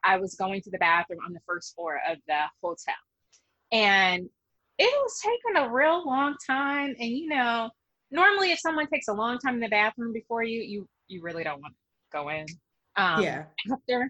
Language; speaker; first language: English; native; English